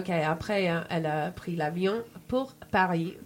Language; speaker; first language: French; non-native, fluent; English